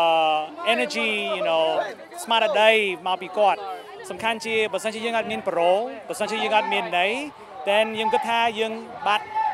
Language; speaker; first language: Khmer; early bilingual, heritage; Khmer